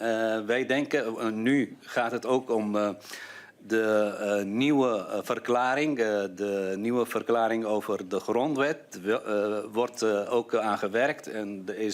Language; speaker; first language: Dutch; non-native, fluent; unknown